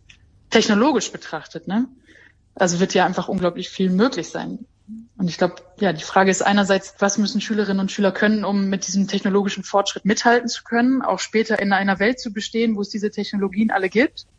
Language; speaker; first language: German; native; German